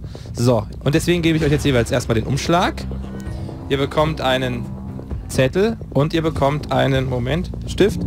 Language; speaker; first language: German; native; German